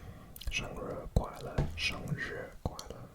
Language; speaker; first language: Chinese; non-native, learner; English